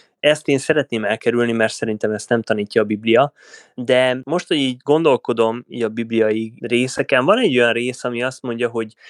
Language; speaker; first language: Hungarian; native; Hungarian